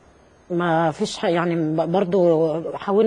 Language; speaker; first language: Arabic; native; Arabic